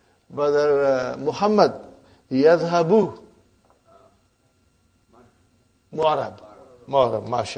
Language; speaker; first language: Arabic; non-native, fluent; Urdu